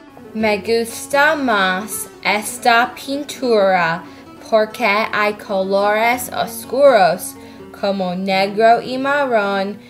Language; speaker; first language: Spanish; non-native, learner; English